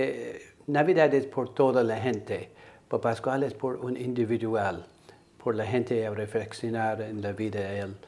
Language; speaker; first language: Spanish; non-native, learner; English